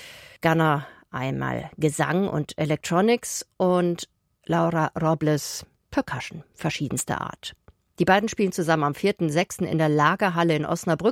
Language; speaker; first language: German; native; German